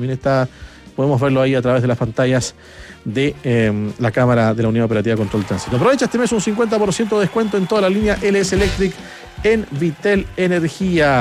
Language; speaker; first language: Spanish; native; Spanish